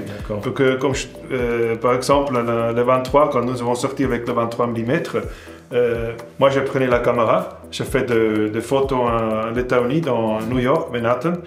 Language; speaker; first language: French; non-native, fluent; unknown